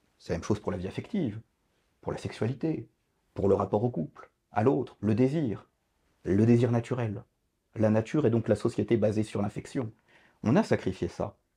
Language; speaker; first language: French; native; French